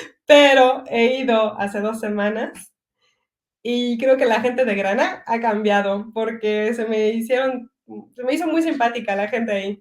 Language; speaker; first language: Spanish; early bilingual, heritage; French